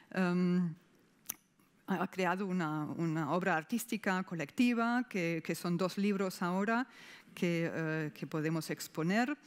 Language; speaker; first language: Spanish; non-native, fluent; German